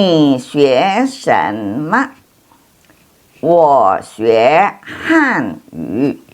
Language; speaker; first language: Chinese; non-native, fluent; Indonesian